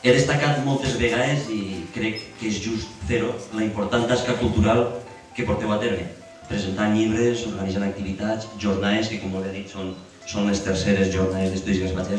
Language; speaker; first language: Catalan; native; Catalan